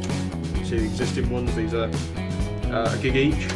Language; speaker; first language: English; native; English